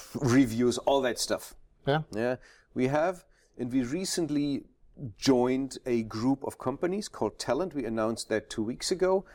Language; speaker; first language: English; non-native, fluent; German